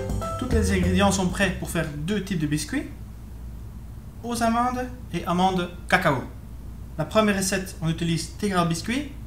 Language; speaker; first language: French; native; French